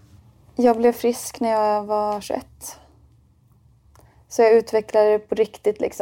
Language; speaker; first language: Swedish; native; Swedish